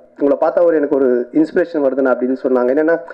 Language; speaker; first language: Tamil; native; Tamil